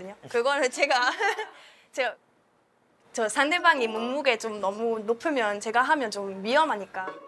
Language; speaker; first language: Korean; non-native, fluent; German